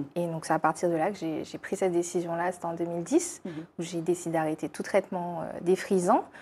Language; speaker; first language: French; native; French